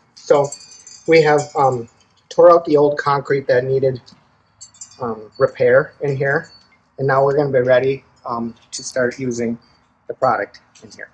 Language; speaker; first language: English; native; English